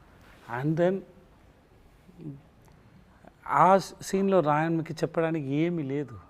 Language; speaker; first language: Telugu; non-native, learner; Tamil